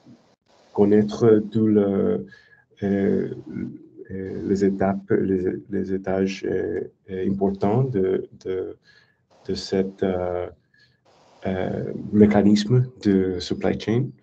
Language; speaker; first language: French; non-native, learner; English